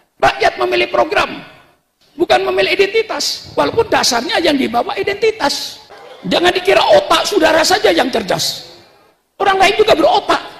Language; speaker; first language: Indonesian; non-native, local second language; Madurese